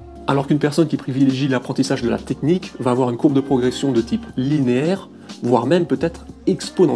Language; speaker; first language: French; native; French